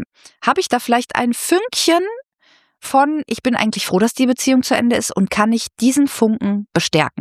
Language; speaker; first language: German; native; German